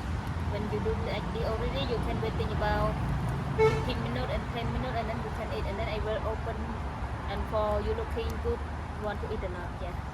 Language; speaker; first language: English; non-native, learner; Khmer